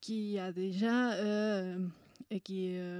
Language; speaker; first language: French; non-native, fluent; Spanish